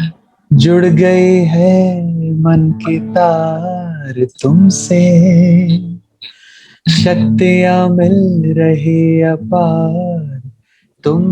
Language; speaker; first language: Hindi; native; Hindi